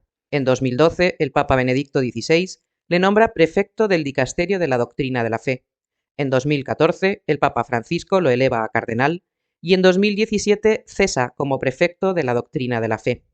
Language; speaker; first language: Spanish; native; Spanish